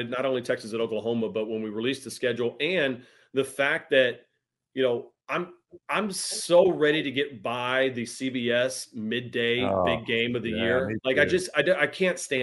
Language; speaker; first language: English; native; English